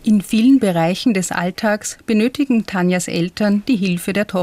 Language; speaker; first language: German; native; German